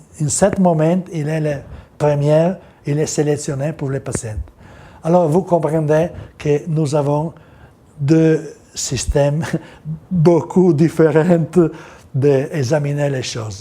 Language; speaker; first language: French; non-native, learner; Italian